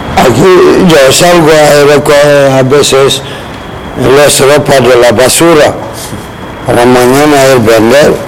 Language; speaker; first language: Spanish; non-native, learner; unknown